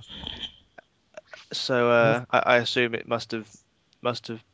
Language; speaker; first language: English; native; English